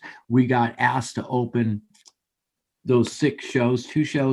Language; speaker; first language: English; native; English